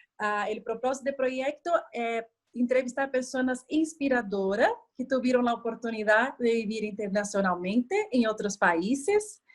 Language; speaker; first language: Spanish; non-native, learner; Portuguese